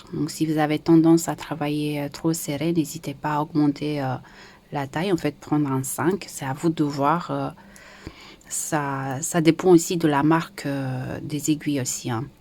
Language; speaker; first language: French; non-native, fluent; Romanian